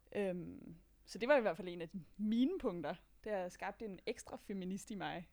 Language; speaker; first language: Danish; native; Danish